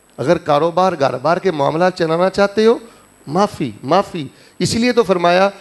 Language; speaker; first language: Urdu; non-native, local second language; Punjabi